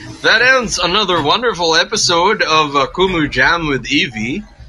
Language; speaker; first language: English; non-native, local second language; Filipino